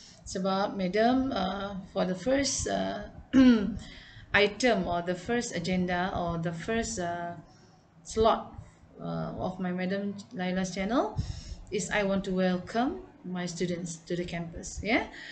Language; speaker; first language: English; non-native, local second language; Malay